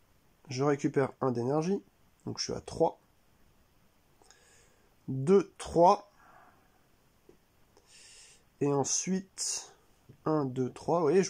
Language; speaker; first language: French; native; French